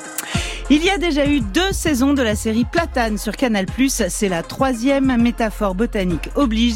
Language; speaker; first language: French; native; French